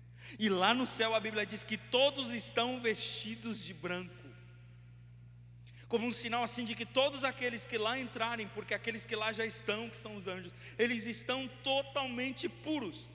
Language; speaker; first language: Portuguese; native; Portuguese